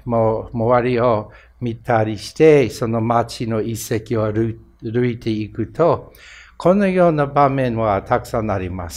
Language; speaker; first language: Japanese; non-native, fluent; English